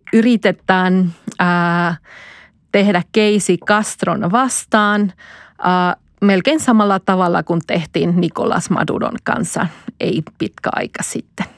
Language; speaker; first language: Finnish; non-native, fluent; Spanish